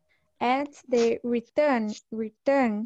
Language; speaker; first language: English; non-native, learner; Portuguese